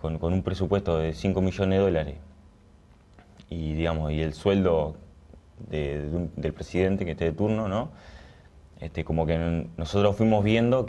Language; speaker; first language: Spanish; native; Spanish